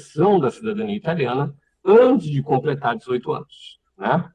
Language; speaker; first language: Portuguese; native; Portuguese